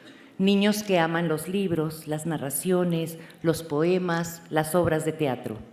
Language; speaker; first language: Spanish; native; Spanish